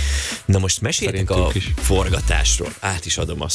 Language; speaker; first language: Hungarian; native; Hungarian